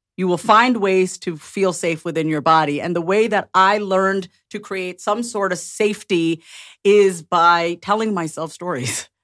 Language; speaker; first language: English; native; English